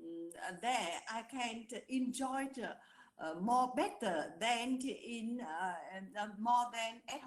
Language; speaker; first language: English; non-native, learner; Vietnamese